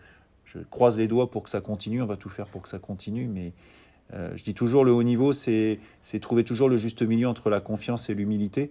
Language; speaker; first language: French; native; French